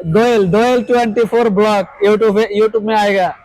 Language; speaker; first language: Hindi; non-native, learner; Bangla